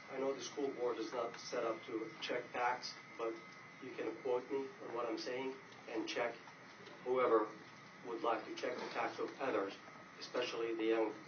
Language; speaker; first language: English; non-native, fluent; Arabic